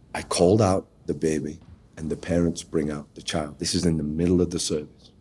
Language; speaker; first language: English; native; English